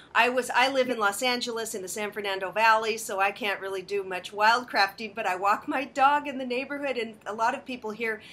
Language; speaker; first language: English; native; English